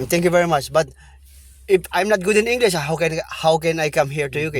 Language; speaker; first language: English; non-native, local second language; Filipino